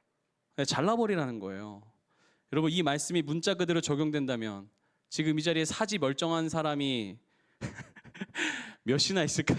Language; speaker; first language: Korean; native; Korean